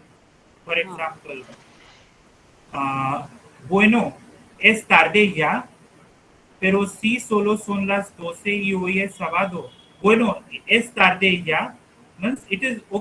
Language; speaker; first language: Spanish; non-native, fluent; Hindi